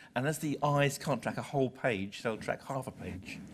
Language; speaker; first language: English; native; English